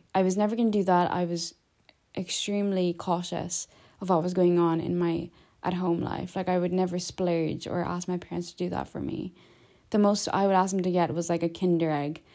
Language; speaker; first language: English; early bilingual, other home language; Albanian